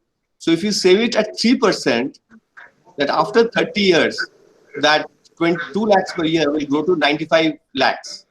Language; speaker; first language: English; non-native, local second language; Bangla